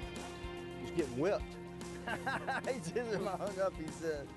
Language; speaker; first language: English; native; English